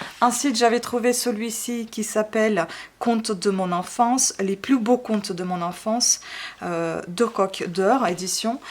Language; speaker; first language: French; non-native, fluent; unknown